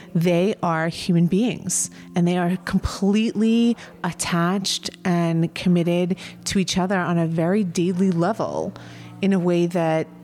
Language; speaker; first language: English; native; English